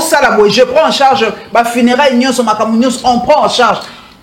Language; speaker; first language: French; non-native, local second language; Lingala